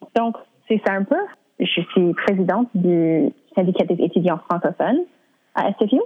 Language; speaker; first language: French; non-native, local second language; English